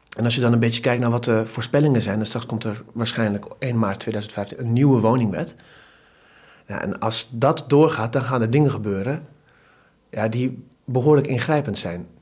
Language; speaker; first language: Dutch; early bilingual, other home language; Turkish